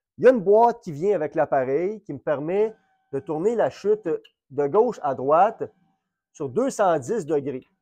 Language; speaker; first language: French; native; French